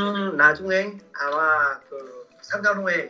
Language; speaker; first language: Korean; non-native, learner; Vietnamese